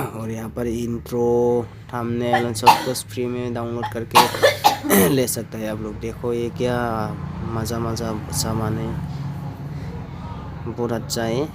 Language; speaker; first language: Hindi; non-native, local second language; Assamese